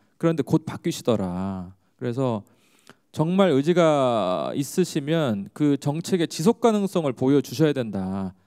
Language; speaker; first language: Korean; native; Korean